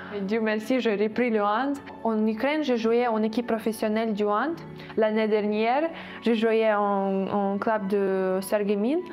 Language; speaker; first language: French; non-native, fluent; Ukrainian